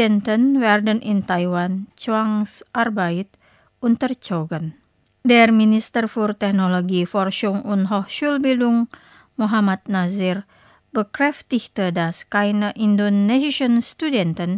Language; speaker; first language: German; non-native, fluent; Indonesian